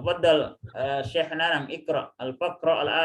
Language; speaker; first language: Arabic; non-native, fluent; Indonesian